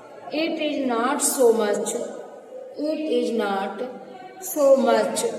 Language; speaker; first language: English; non-native, local second language; Hindi